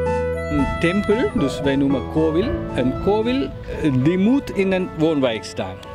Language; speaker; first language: Dutch; non-native, fluent; Tamil